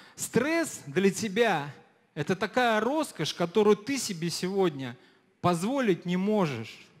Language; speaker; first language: Russian; native; Russian